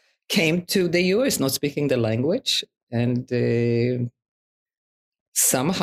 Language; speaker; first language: English; non-native, fluent; Hebrew